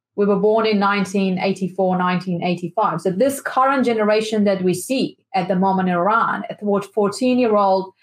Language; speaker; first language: English; non-native, fluent; Persian